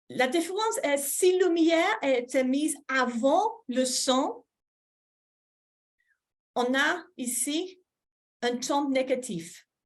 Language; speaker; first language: French; non-native, fluent; English